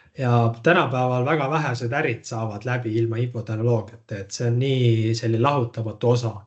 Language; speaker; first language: Estonian; native; Estonian